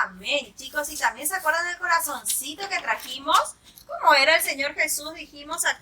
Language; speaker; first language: Spanish; native; Spanish